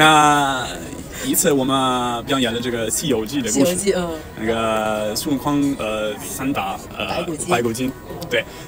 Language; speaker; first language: Chinese; non-native, fluent; Italian